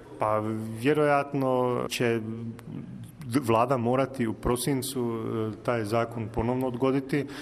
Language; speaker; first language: Croatian; native; Croatian